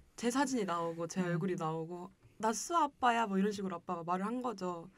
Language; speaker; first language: Korean; native; Korean